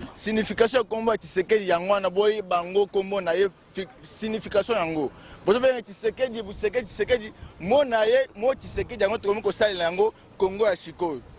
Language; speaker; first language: Lingala; non-native, local second language; Luba-Lulua